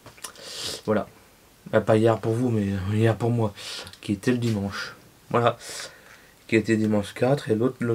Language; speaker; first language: French; native; French